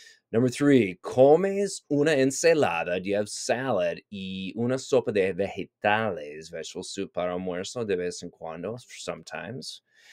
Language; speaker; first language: Spanish; non-native, fluent; English